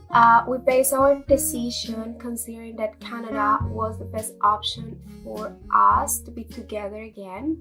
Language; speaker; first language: English; non-native, learner; Spanish